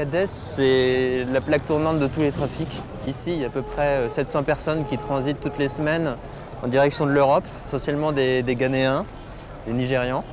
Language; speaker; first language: French; native; French